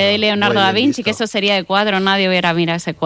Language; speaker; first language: Spanish; native; Spanish